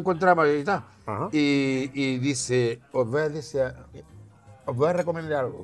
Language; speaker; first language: Spanish; non-native, fluent; Haitian Creole